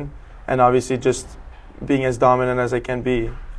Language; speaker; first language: English; native; English